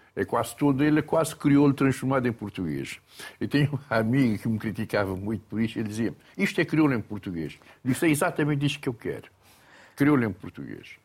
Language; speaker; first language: Portuguese; non-native, local second language; Kabuverdianu